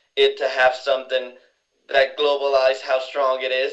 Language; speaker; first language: English; non-native, fluent; Spanish